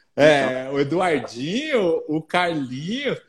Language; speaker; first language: Portuguese; native; Portuguese